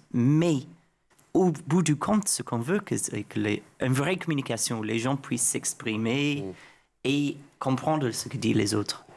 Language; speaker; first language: French; non-native, fluent; English